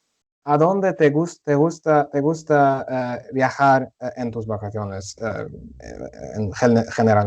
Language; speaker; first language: Spanish; non-native, learner; German